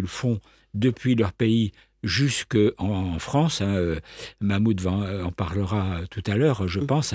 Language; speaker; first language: French; native; French